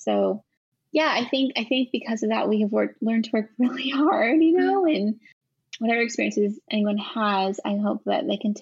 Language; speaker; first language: English; native; English